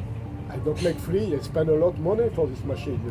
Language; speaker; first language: English; non-native, learner; French